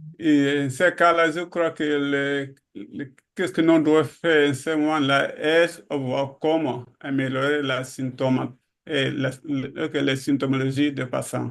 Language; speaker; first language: French; non-native, learner; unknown